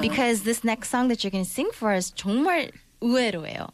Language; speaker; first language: English; early bilingual, other home language; Korean